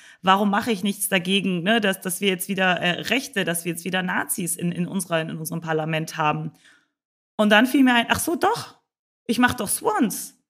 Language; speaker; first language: German; native; German